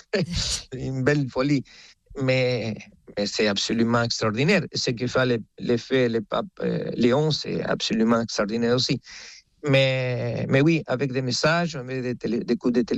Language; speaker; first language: French; non-native, fluent; Spanish